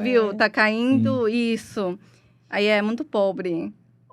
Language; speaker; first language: Portuguese; non-native, learner; Chinese